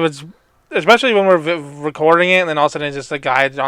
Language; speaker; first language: English; native; English